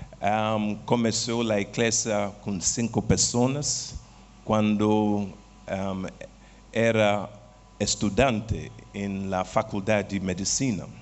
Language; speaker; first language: Spanish; non-native, learner; Portuguese